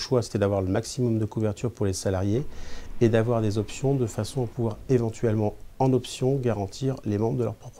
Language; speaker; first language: French; native; French